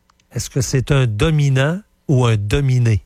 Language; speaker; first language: French; native; French